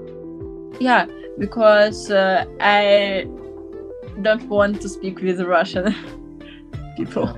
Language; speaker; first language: English; non-native, learner; Russian